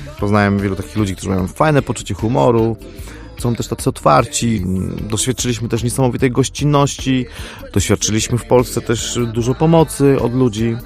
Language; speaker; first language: Polish; non-native, fluent; Armenian